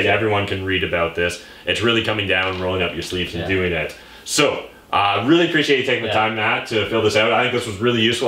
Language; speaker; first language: English; native; English